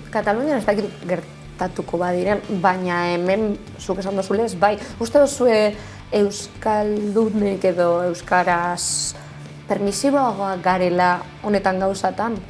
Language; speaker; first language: Basque; native; Basque